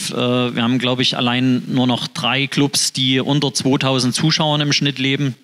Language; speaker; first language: German; native; German